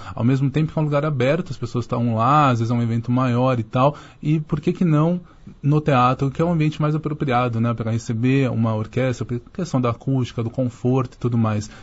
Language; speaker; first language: Portuguese; native; Portuguese